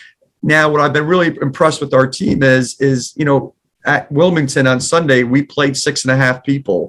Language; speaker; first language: English; native; English